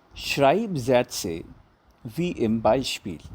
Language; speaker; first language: German; non-native, learner; Hindi